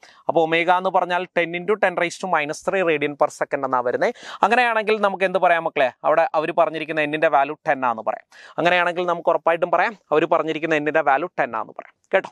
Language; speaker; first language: Malayalam; native; Malayalam